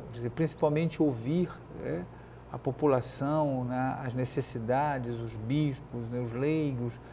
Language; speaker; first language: Portuguese; native; Portuguese